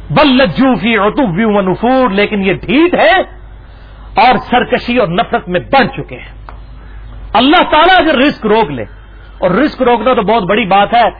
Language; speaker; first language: Urdu; non-native, local second language; Punjabi